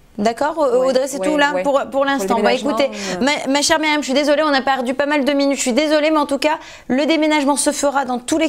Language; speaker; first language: French; native; French